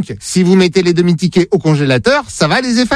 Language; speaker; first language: French; native; French